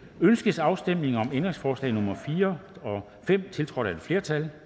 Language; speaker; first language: Danish; native; Danish